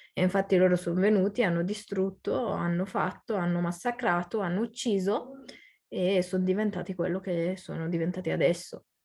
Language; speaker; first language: Italian; early bilingual, other home language; Arabic